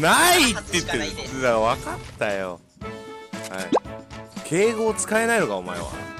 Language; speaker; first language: Japanese; native; Japanese